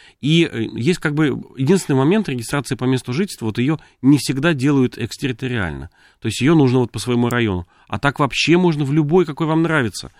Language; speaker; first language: Russian; native; Russian